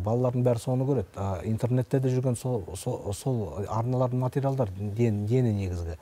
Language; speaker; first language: Kazakh; native; Kazakh